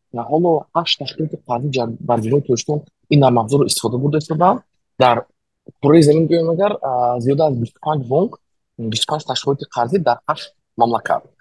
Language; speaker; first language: Tajik; native; Tajik